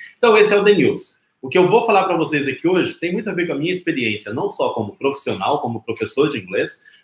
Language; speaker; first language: Portuguese; native; Portuguese